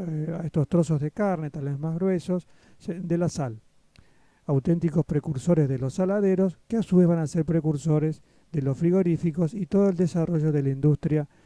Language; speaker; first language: Spanish; native; Spanish